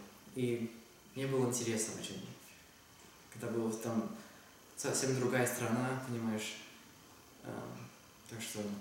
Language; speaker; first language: Russian; early bilingual, heritage; Russian